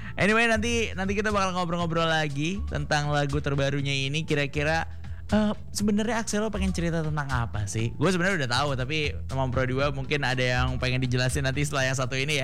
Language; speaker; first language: Indonesian; native; Indonesian